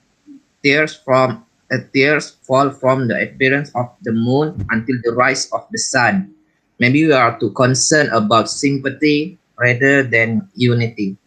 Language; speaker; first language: English; non-native, learner; Malay